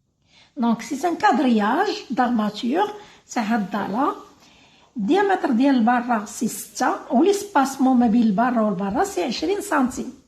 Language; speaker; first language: Arabic; native; Arabic